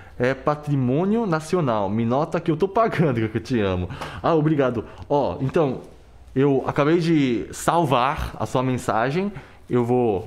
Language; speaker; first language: Portuguese; non-native, fluent; Korean